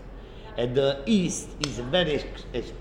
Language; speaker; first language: English; non-native, learner; Italian